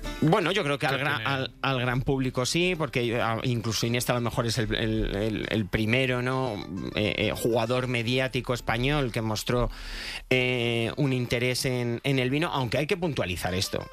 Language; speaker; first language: Spanish; native; Spanish